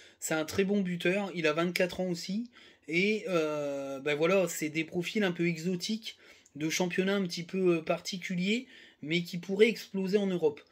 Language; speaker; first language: French; native; French